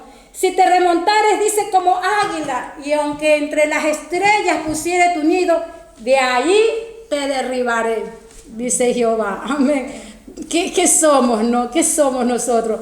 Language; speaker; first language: Spanish; native; Spanish